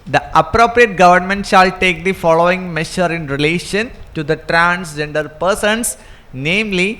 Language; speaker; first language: English; non-native, local second language; Malayalam